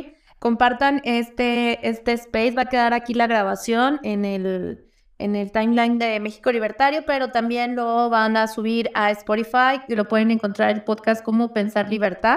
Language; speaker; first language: Spanish; native; Spanish